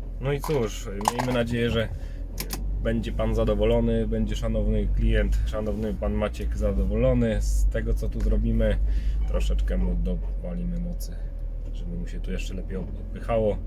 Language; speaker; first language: Polish; native; Polish